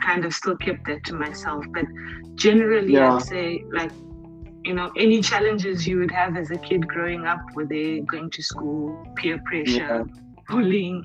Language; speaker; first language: English; native; English